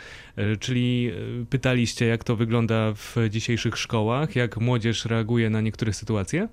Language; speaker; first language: Polish; native; Polish